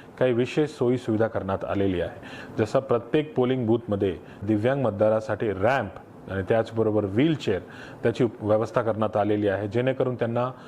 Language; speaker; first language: Marathi; non-native, local second language; Tamil